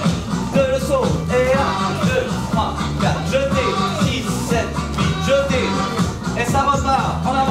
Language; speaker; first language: French; native; French